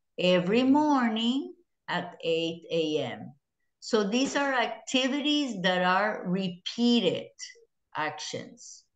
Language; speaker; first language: English; non-native, fluent; Spanish